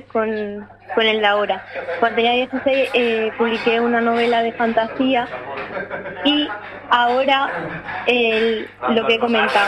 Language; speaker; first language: Spanish; native; Spanish